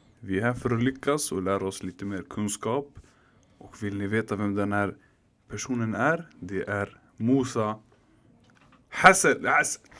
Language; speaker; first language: Swedish; early bilingual, other home language; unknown